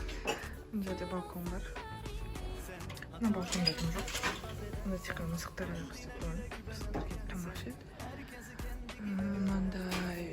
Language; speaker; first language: Turkish; non-native, learner; Kazakh